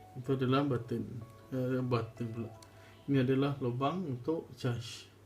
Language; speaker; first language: Malay; native; Malay